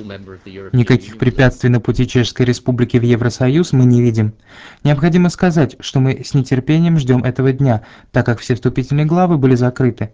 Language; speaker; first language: Russian; native; Russian